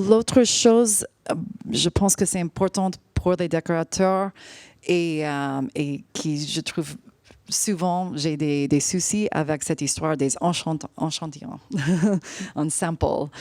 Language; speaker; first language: French; non-native, fluent; English